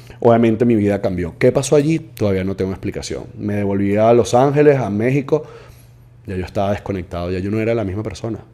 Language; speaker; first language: Spanish; native; Spanish